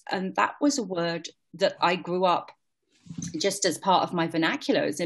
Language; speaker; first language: English; native; English